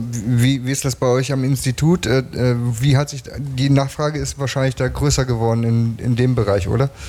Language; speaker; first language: German; native; German